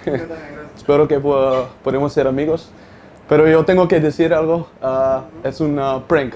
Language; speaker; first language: Spanish; non-native, learner; Dutch